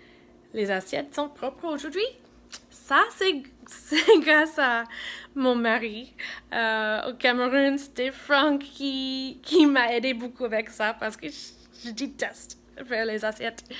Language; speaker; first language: French; non-native, fluent; English